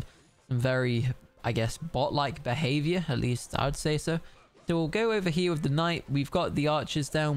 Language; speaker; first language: English; native; English